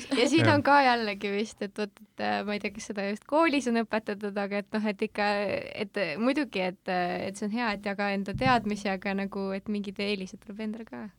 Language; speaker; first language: Estonian; native; Estonian